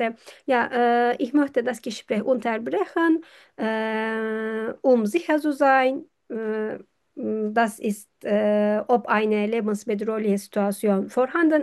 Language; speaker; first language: German; non-native, fluent; Turkish